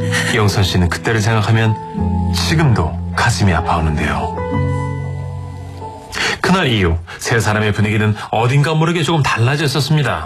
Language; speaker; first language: Korean; native; Korean